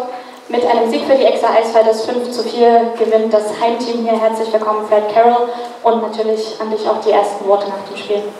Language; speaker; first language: German; native; German